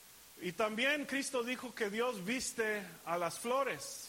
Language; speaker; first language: Spanish; early bilingual, heritage; Spanish